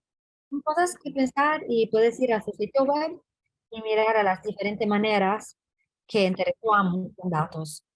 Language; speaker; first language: Spanish; non-native, fluent; English